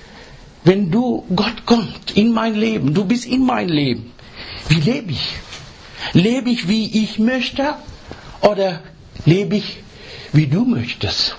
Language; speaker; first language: German; non-native, learner; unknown